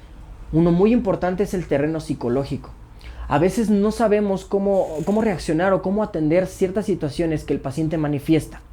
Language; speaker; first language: Spanish; native; Spanish